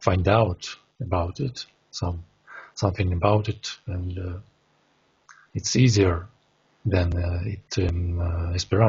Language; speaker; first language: English; non-native, learner; Russian